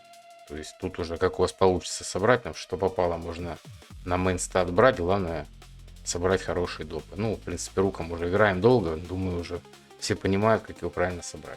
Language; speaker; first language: Russian; native; Russian